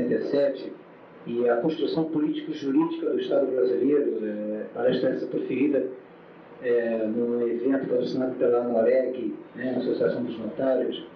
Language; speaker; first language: Portuguese; native; Portuguese